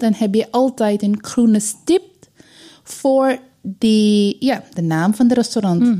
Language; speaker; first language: Dutch; non-native, learner; Bangla